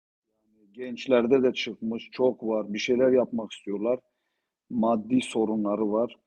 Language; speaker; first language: Turkish; non-native, local second language; Zaza